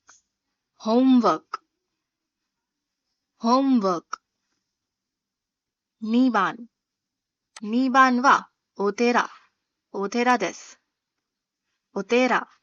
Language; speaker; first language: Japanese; non-native, fluent; Hindi